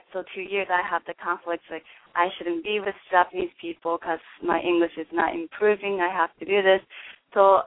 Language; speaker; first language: English; non-native, fluent; Japanese